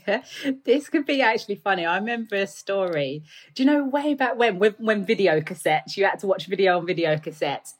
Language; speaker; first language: English; native; English